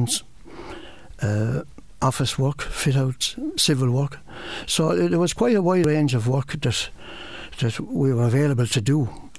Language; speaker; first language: English; native; English